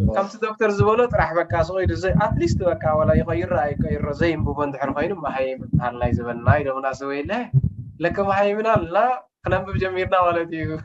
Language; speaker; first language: Tigrinya; native; Tigrinya